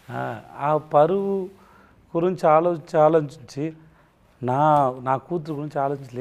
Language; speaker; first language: Telugu; non-native, learner; Tamil